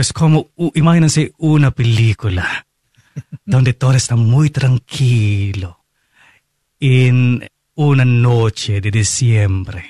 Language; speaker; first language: Spanish; non-native, fluent; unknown